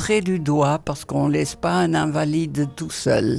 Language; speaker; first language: French; non-native, fluent; Dutch